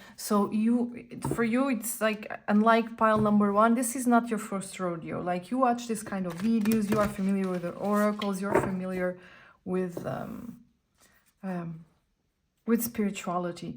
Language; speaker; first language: English; non-native, fluent; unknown